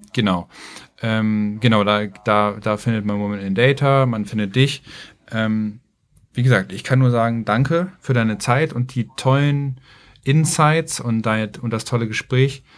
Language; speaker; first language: German; native; German